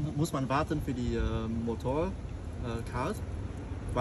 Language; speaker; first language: German; non-native, learner; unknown